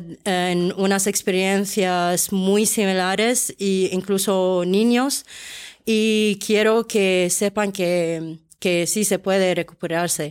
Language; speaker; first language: Spanish; non-native, fluent; Arabic